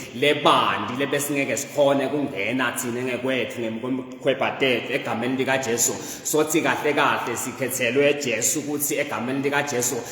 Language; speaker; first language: Zulu; non-native, local second language; Swati